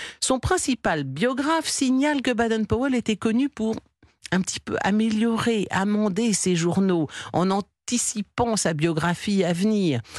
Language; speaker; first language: French; native; French